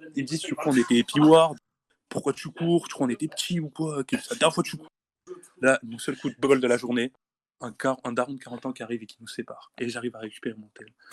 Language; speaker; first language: French; native; French